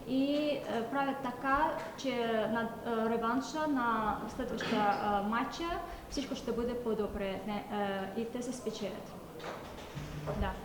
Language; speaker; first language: Bulgarian; non-native, learner; Azerbaijani